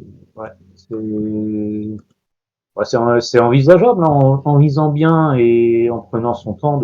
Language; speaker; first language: French; native; French